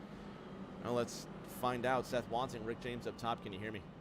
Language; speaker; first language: English; native; English